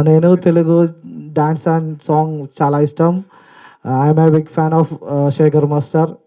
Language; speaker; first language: Telugu; non-native, learner; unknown